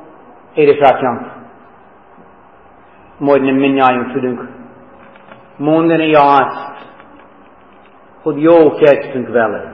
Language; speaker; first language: Hungarian; non-native, fluent; English